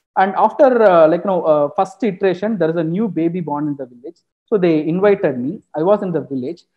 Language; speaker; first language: English; non-native, local second language; Tamil